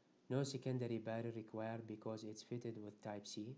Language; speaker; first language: English; non-native, fluent; Arabic